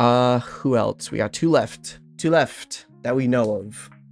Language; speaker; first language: English; native; English